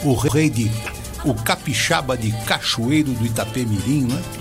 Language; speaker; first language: Portuguese; native; Portuguese